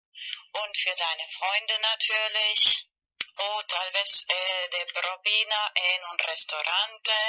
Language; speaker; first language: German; non-native, fluent; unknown